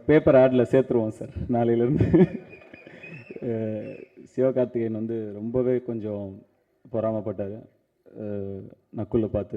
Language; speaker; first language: Tamil; native; Tamil